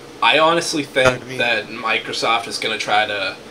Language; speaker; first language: English; native; English